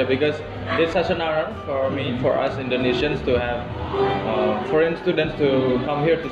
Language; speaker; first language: English; non-native, fluent; Indonesian